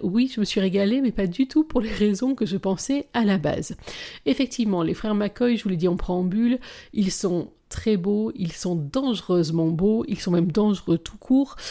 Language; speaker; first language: French; native; French